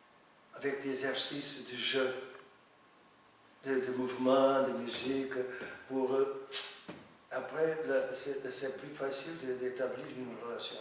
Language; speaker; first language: French; non-native, fluent; Portuguese